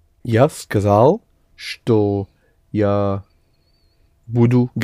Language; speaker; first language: Russian; non-native, learner; English